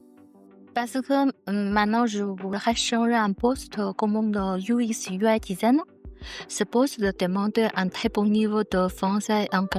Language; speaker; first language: French; non-native, learner; Chinese